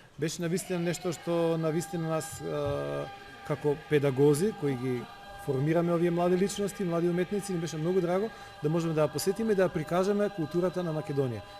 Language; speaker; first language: Macedonian; native; Macedonian